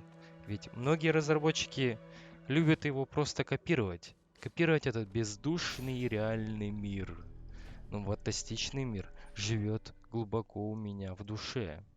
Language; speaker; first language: Russian; native; Russian